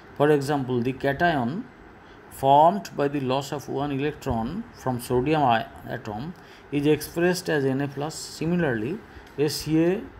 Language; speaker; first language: English; non-native, local second language; Bangla